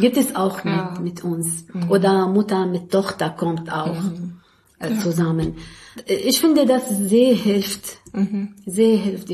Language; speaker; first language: German; non-native, learner; Arabic